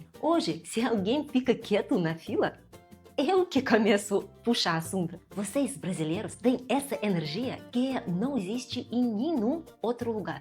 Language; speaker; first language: Portuguese; non-native, fluent; Russian